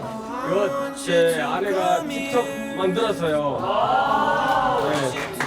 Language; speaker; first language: Korean; non-native, learner; Indonesian